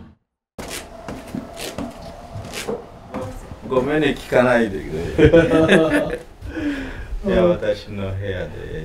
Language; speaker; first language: Japanese; non-native, learner; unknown